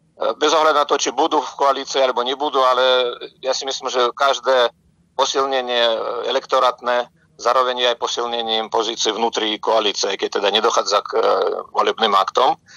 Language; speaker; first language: Slovak; non-native, fluent; Russian